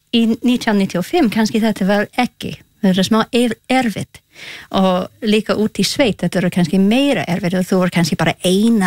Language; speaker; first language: Icelandic; non-native, learner; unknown